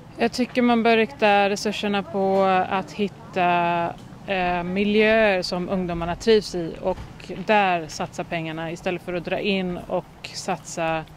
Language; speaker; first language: Swedish; native; Swedish